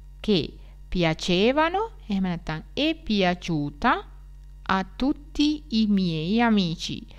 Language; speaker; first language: Italian; non-native, fluent; Sinhala